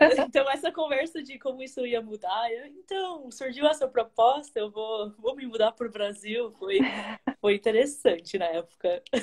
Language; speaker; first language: Portuguese; early bilingual, heritage; English